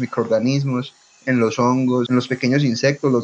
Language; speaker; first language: Spanish; native; Spanish